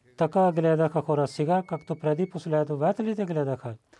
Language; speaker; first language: Bulgarian; non-native, learner; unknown